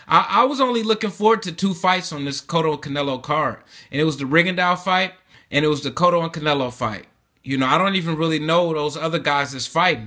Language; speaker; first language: English; native; English